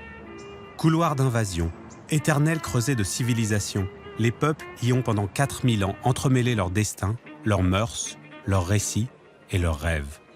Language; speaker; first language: French; native; French